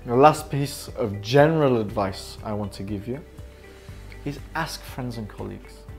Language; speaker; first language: English; native; English